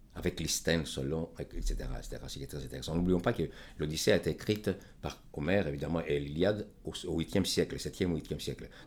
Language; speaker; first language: French; non-native, fluent; Greek